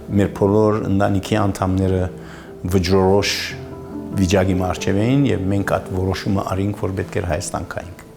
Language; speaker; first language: Armenian; early bilingual, heritage; Armenian